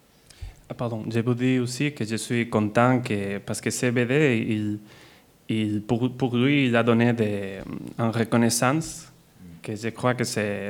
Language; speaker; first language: French; non-native, fluent; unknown